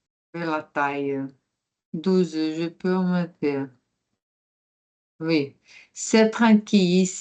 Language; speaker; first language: French; non-native, fluent; Portuguese